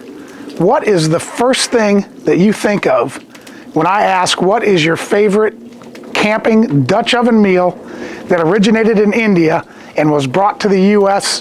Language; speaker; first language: English; native; English